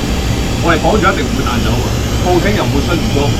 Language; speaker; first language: Chinese; native; Chinese